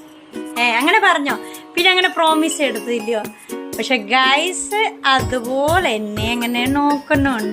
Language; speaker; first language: Malayalam; non-native, learner; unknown